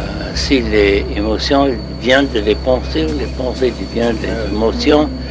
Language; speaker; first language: French; non-native, learner; English